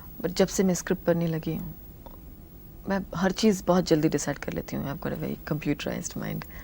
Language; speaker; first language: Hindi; non-native, local second language; Tamil